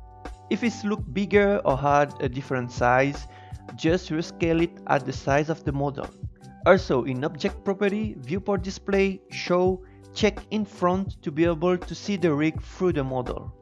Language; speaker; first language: English; non-native, fluent; French